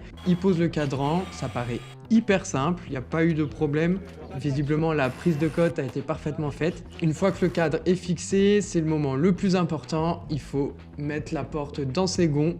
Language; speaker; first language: French; native; French